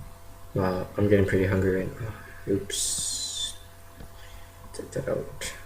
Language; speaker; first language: English; native; English